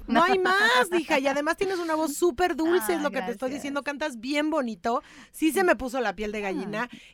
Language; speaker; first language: Spanish; native; Spanish